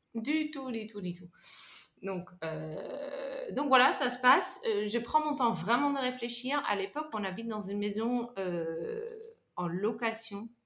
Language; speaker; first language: French; non-native, fluent; Dutch